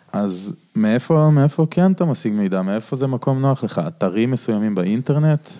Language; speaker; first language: Hebrew; native; Hebrew